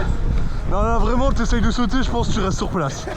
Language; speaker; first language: French; native; French